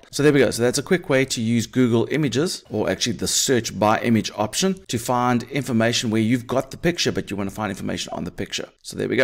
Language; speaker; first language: English; native; English